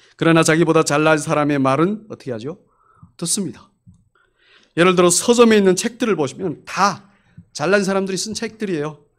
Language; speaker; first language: Korean; native; Korean